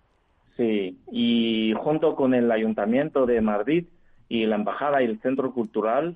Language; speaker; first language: Spanish; non-native, fluent; Chinese